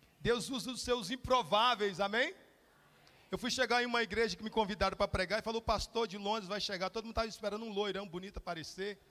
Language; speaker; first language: Portuguese; native; Portuguese